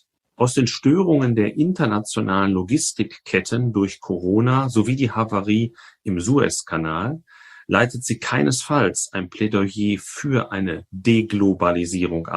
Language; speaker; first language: German; native; German